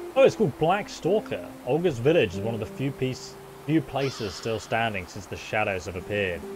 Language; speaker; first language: English; native; English